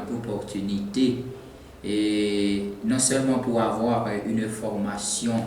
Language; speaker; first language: French; non-native, local second language; Haitian Creole